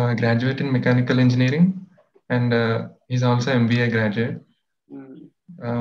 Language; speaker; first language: English; non-native, local second language; Telugu